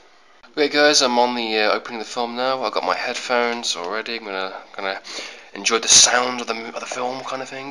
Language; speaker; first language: English; native; English